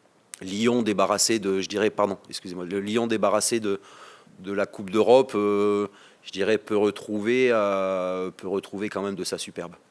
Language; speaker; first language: French; native; French